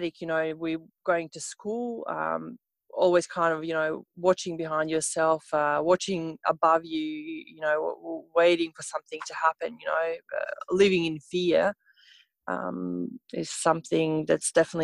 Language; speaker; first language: English; non-native, fluent; Serbian